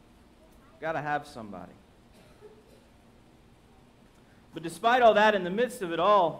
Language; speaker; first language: English; native; English